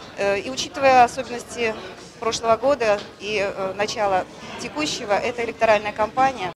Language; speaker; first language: Russian; native; Russian